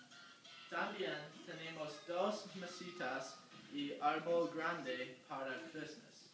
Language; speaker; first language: Spanish; non-native, learner; English